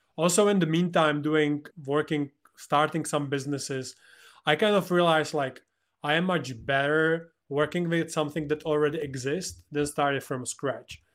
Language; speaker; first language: English; non-native, fluent; Czech